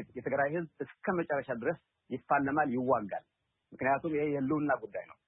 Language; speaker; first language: Amharic; non-native, local second language; Tigrinya